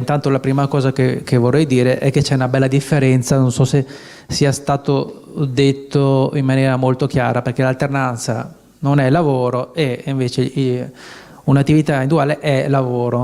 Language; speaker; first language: Italian; native; Italian